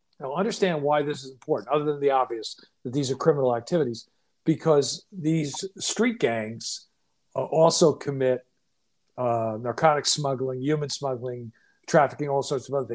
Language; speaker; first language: English; native; English